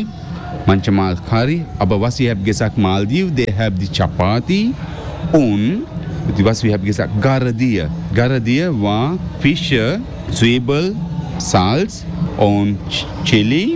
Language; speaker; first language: German; non-native, learner; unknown